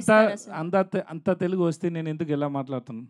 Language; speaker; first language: Telugu; non-native, learner; Tamil